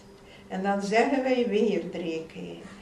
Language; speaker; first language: Dutch; non-native, fluent; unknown